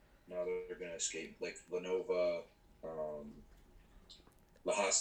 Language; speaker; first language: English; native; English